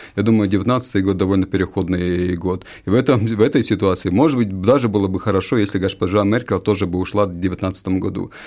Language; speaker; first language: Russian; non-native, local second language; Latvian